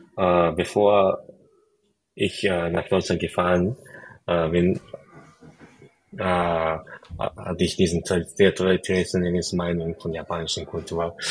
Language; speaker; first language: German; non-native, learner; Japanese